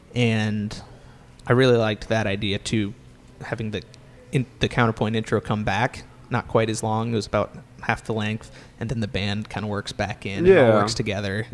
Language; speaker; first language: English; native; English